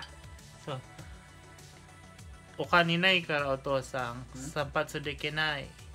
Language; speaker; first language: Japanese; non-native, local second language; Filipino